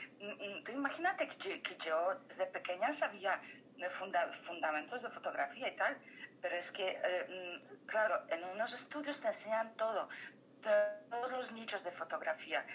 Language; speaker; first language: Spanish; non-native, fluent; Polish